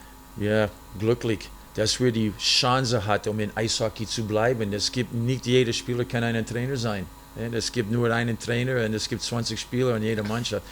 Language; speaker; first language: German; non-native, fluent; English